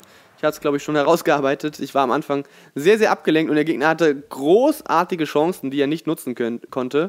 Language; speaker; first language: German; native; German